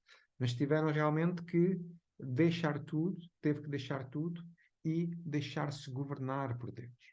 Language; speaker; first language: Portuguese; native; Portuguese